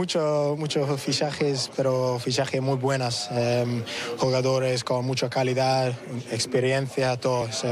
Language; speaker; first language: Spanish; non-native, learner; English